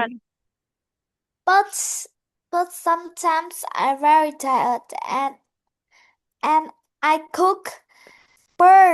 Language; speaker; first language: English; non-native, learner; Vietnamese